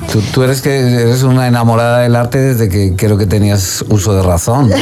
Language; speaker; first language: Spanish; native; Spanish